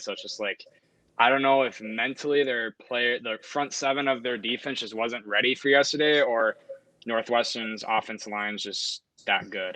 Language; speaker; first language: English; native; English